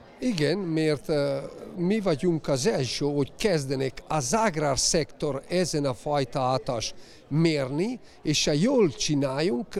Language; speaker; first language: Hungarian; non-native, learner; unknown